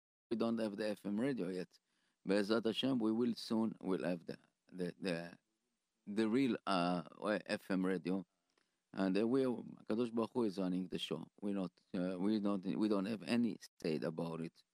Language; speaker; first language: English; non-native, fluent; Hebrew